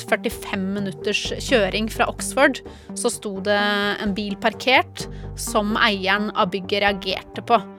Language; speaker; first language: Norwegian; native; Norwegian